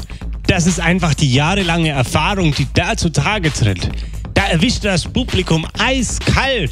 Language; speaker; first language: German; native; German